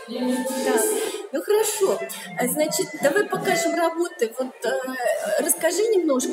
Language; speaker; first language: Russian; native; Russian